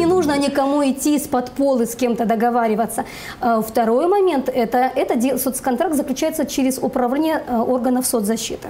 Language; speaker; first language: Russian; native; Russian